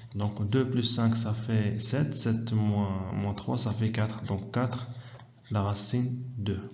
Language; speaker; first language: French; non-native, local second language; Arabic